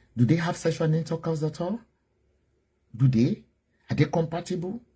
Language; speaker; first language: English; non-native, local second language; Yoruba